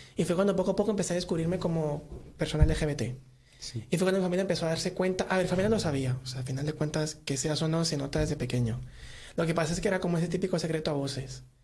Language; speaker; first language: Spanish; native; Spanish